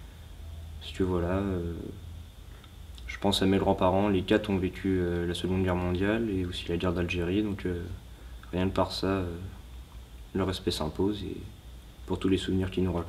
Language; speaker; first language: French; native; French